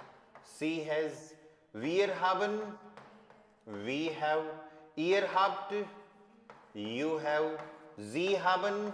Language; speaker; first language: German; non-native, fluent; Hindi